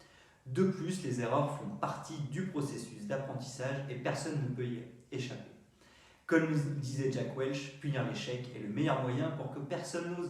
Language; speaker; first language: French; native; French